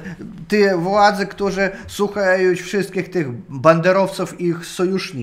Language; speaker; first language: Polish; non-native, fluent; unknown